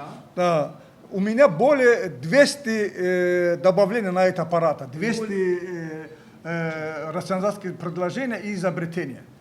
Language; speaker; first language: Russian; native; Russian